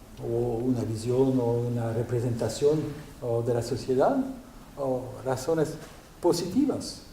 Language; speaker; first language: Spanish; non-native, learner; French